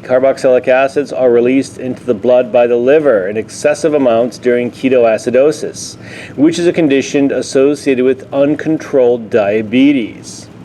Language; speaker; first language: English; native; English